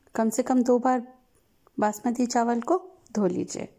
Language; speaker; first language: Hindi; non-native, local second language; Telugu